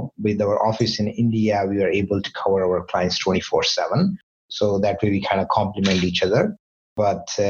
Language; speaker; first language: English; non-native, local second language; Hindi